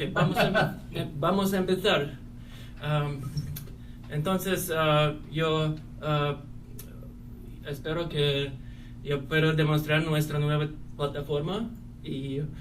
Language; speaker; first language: Spanish; non-native, learner; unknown